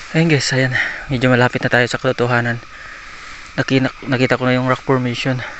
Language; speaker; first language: Filipino; native; Filipino